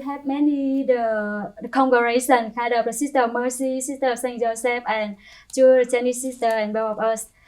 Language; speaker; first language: English; non-native, learner; Vietnamese